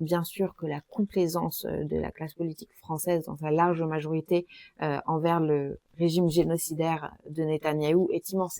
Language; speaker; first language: French; native; French